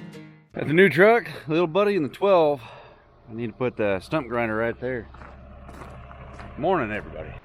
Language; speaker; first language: English; native; English